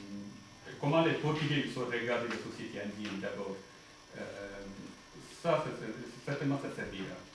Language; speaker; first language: French; non-native, fluent; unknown